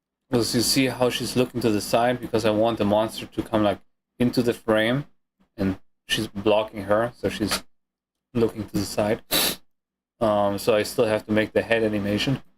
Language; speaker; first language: English; non-native, fluent; German